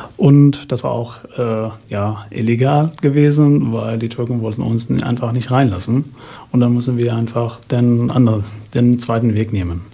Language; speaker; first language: German; non-native, fluent; Arabic